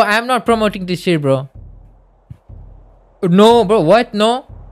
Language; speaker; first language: English; non-native, local second language; Odia